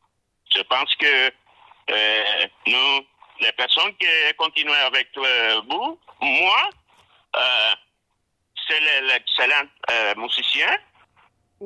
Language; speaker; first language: French; non-native, learner; Spanish